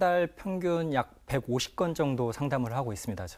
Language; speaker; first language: Korean; native; Korean